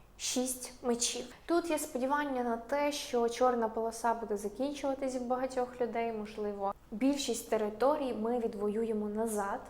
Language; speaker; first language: Ukrainian; non-native, local second language; Russian